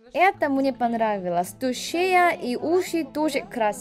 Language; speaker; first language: Russian; non-native, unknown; Korean